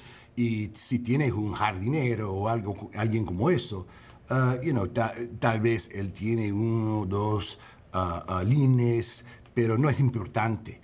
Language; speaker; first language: Spanish; non-native, learner; English